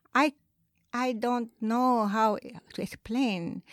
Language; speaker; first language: English; non-native, fluent; Arabic